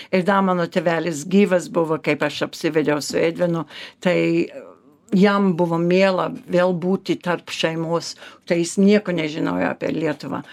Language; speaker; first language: Lithuanian; early bilingual, heritage; Lithuanian